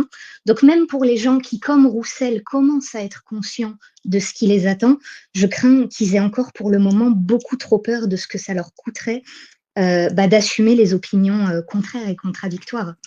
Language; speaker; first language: French; native; French